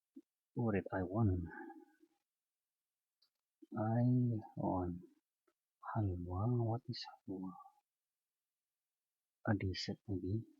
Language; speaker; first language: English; non-native, fluent; Indonesian